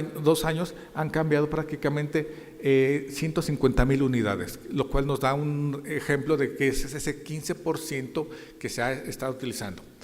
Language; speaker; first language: Spanish; native; Spanish